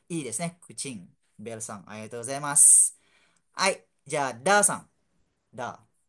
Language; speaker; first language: Japanese; non-native, fluent; Malay